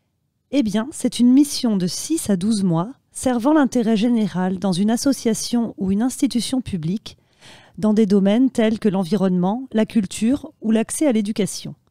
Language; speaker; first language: French; native; French